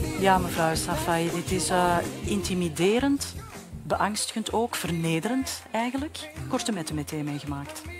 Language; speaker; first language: Dutch; native; Dutch